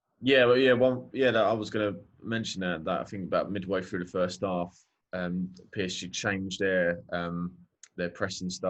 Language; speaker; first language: English; native; English